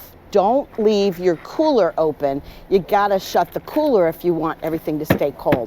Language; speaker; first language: English; native; English